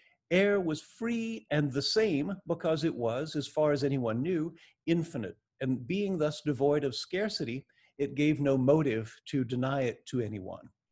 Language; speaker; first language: English; native; English